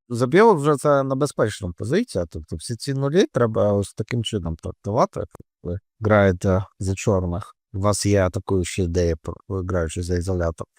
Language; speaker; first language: Ukrainian; non-native, local second language; Russian